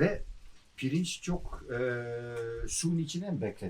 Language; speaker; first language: Turkish; non-native, fluent; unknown